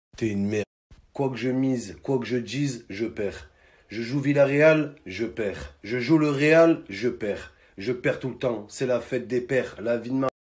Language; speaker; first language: French; native; French